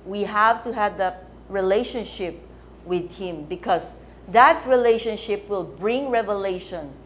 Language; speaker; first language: English; non-native, local second language; Filipino